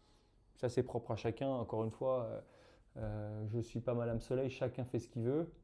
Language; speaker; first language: French; native; French